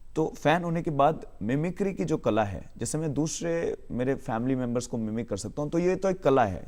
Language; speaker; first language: Hindi; native; Hindi